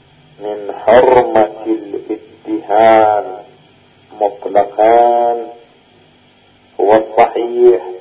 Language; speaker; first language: Arabic; native; Arabic